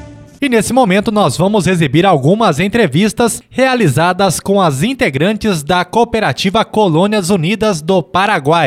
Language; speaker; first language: Portuguese; native; Portuguese